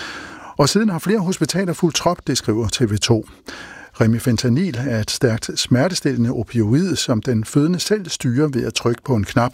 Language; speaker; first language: Danish; native; Danish